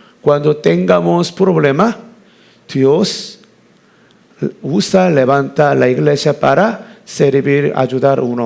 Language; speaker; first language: Spanish; non-native, learner; Korean